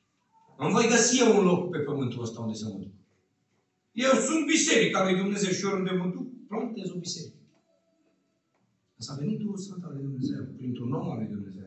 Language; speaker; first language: Romanian; native; Romanian